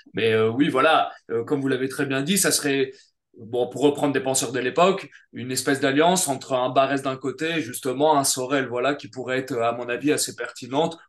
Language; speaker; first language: French; native; French